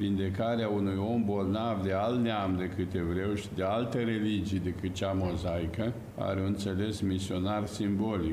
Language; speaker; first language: Romanian; native; Romanian